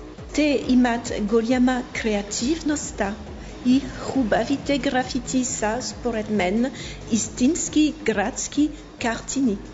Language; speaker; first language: Bulgarian; non-native, fluent; French